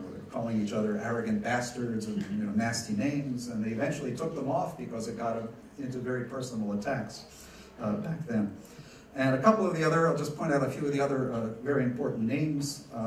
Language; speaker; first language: English; early bilingual, other home language; Ukrainian